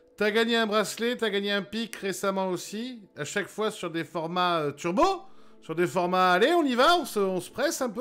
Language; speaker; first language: French; native; French